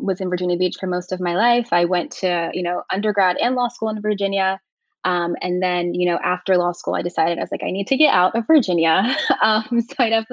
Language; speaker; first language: English; native; English